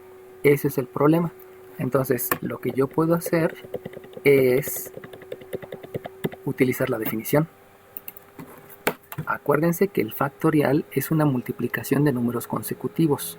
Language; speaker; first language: Spanish; native; Spanish